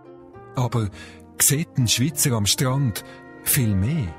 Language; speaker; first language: German; native; German